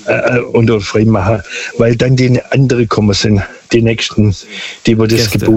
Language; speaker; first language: German; non-native, local second language; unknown